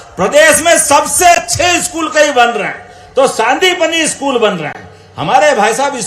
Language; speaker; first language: Hindi; native; Hindi